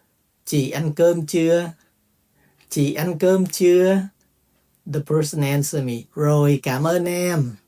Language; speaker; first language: Vietnamese; early bilingual, heritage; Vietnamese